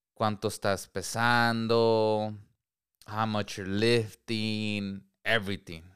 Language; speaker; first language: Spanish; early bilingual, heritage; Spanish